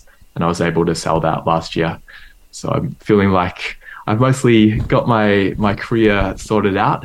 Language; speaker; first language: English; native; English